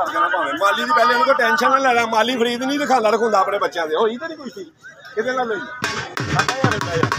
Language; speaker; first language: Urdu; non-native, local second language; Punjabi